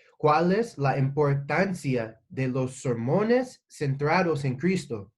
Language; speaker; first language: Spanish; non-native, learner; English